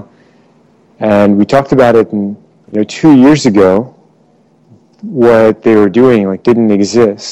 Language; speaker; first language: English; native; English